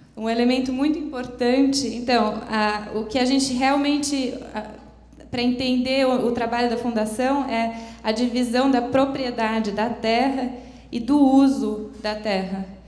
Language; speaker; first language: Portuguese; native; Portuguese